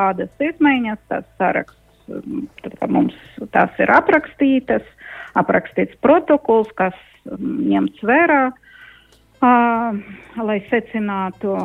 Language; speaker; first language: Latvian; non-native, local second language; Russian